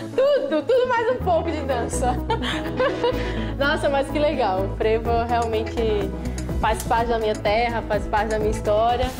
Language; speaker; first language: Portuguese; native; Portuguese